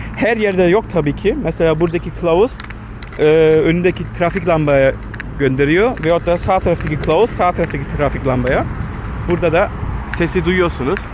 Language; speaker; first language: Turkish; early bilingual, heritage; Turkish